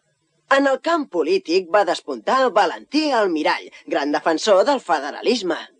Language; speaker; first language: Catalan; native; Catalan